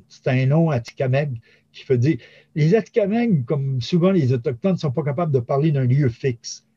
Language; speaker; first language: French; native; French